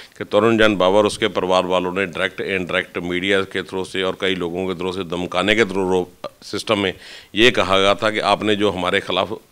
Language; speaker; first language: Hindi; non-native, local second language; Punjabi